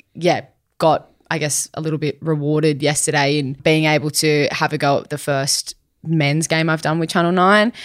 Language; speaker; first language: English; native; English